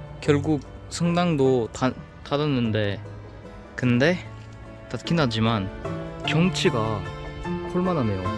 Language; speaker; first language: Korean; non-native, learner; French